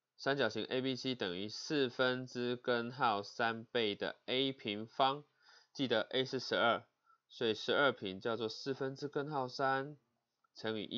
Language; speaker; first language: Chinese; native; Chinese